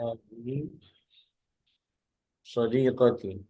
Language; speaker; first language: Arabic; non-native, learner; Indonesian